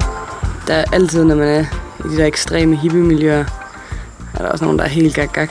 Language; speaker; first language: Danish; native; Danish